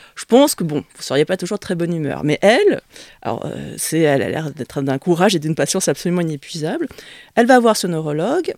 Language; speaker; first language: French; early bilingual, other home language; Vietnamese